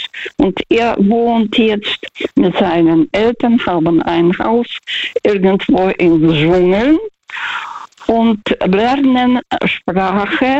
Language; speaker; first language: German; early bilingual, heritage; Russian